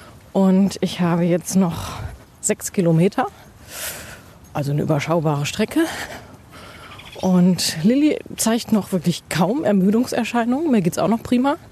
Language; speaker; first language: German; native; German